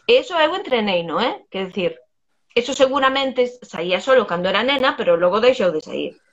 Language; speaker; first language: Galician; native; Galician